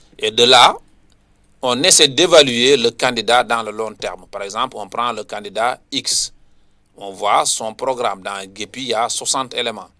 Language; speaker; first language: French; non-native, local second language; Wolof